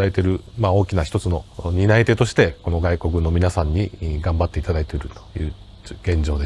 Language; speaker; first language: Japanese; native; Japanese